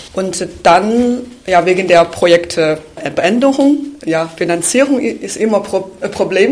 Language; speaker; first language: German; non-native, fluent; Chinese